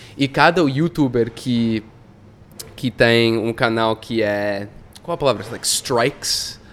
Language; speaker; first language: Portuguese; non-native, fluent; English